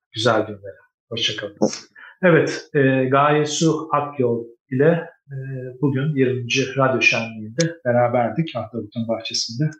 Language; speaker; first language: Turkish; native; Turkish